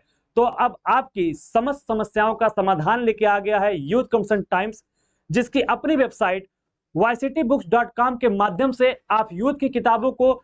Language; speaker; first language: Hindi; native; Hindi